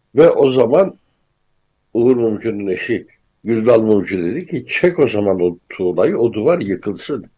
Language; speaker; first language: Turkish; native; Turkish